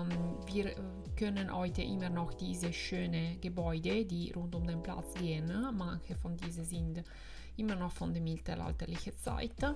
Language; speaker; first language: German; non-native, fluent; Italian